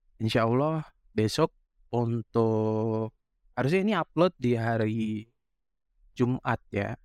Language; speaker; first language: Indonesian; non-native, local second language; Javanese